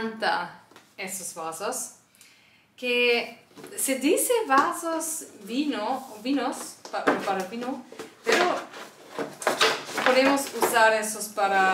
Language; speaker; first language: Spanish; non-native, learner; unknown